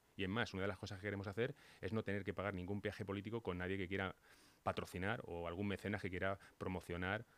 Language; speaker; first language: Spanish; native; Spanish